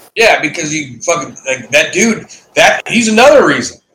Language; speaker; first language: English; native; English